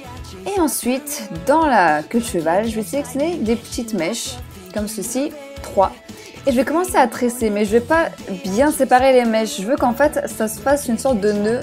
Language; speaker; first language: French; native; French